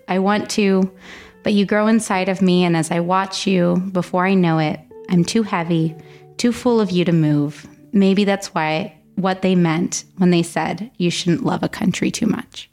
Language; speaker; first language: English; early bilingual, other home language; Spanish